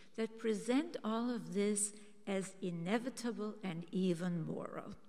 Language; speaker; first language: English; early bilingual, other home language; German